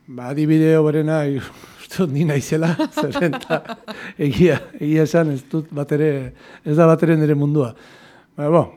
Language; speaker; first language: Basque; native; Basque